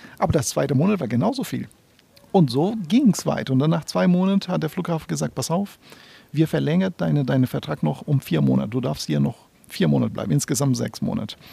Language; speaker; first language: German; non-native, fluent; Portuguese